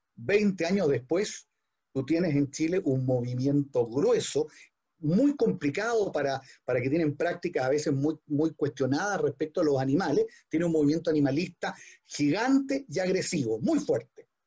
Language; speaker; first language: Spanish; native; Spanish